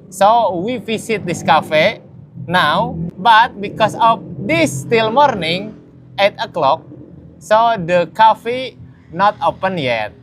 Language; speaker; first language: English; non-native, learner; Indonesian